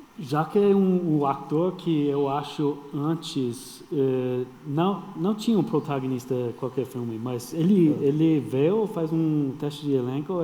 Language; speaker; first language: Portuguese; non-native, fluent; English